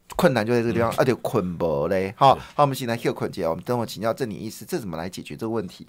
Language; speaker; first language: Chinese; native; Chinese